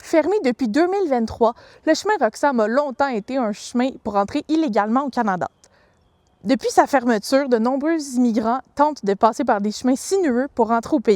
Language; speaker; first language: French; native; French